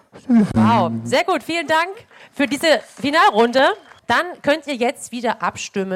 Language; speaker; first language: German; native; German